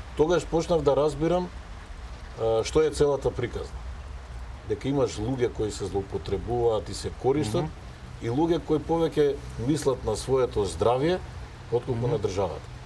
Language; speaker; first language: Macedonian; native; Macedonian